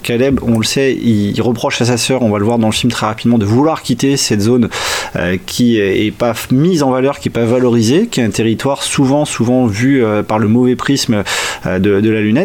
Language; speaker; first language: French; native; French